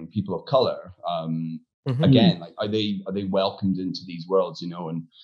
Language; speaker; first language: English; native; English